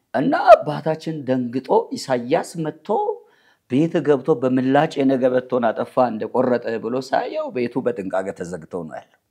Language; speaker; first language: Amharic; non-native, local second language; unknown